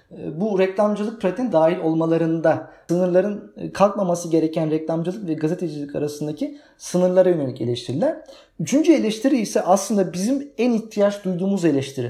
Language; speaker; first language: Turkish; native; Turkish